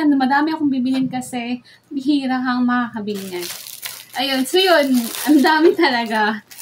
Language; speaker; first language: Filipino; native; Filipino